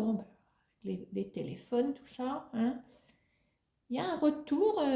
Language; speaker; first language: French; native; French